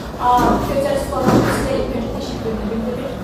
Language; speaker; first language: Bulgarian; non-native, learner; Azerbaijani